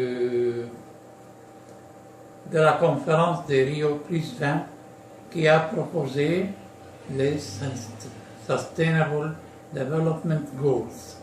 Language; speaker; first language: French; non-native, local second language; Arabic